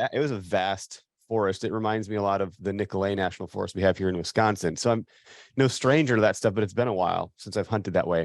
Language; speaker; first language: English; native; English